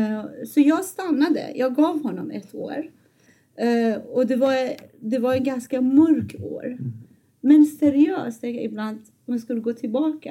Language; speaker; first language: Swedish; non-native, fluent; Persian